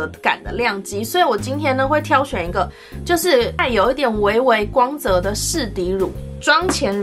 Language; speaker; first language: Chinese; native; Chinese